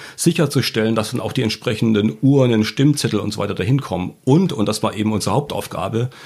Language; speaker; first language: German; native; German